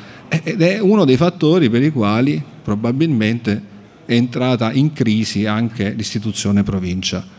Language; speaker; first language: Italian; native; Italian